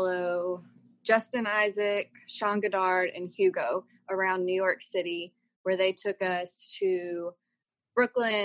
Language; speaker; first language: English; native; English